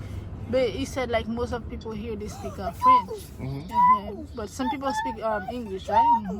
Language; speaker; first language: English; non-native, learner; Haitian Creole